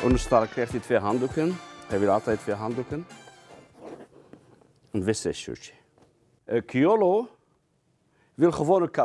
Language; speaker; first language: Dutch; non-native, fluent; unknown